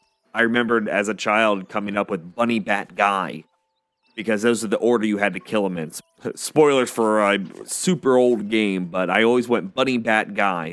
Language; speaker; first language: English; native; English